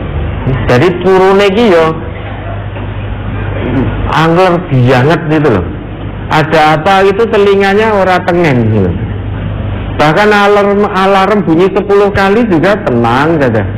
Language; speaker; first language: Indonesian; non-native, local second language; Javanese